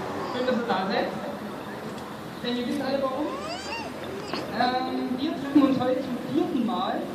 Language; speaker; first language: German; native; German